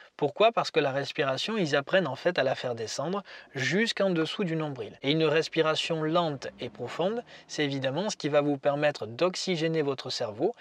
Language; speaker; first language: French; native; French